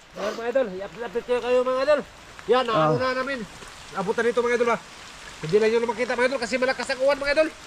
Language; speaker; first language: Filipino; non-native, local second language; Cebuano